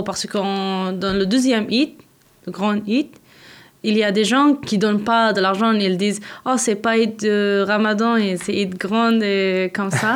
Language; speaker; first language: French; non-native, learner; Persian